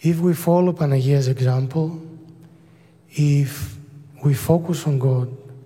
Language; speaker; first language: English; non-native, fluent; Greek